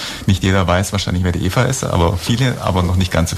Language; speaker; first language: German; native; German